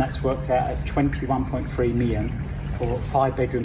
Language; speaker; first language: English; native; English